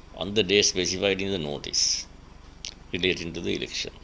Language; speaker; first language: English; non-native, local second language; Sinhala